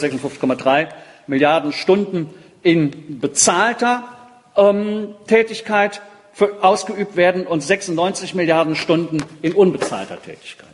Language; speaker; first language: German; native; German